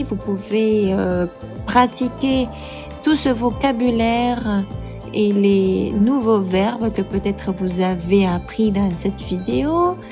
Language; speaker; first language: French; non-native, fluent; Spanish